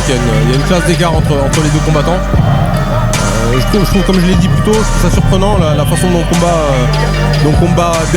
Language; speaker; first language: French; native; French